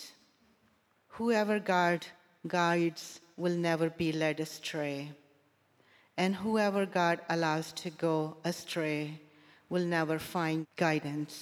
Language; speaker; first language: English; non-native, local second language; Punjabi